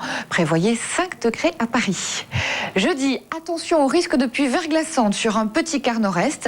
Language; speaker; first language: French; native; French